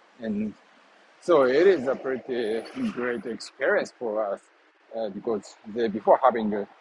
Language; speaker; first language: English; non-native, learner; Japanese